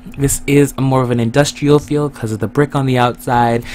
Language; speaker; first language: English; native; English